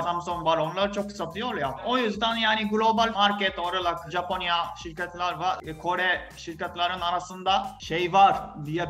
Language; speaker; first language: Turkish; non-native, fluent; Japanese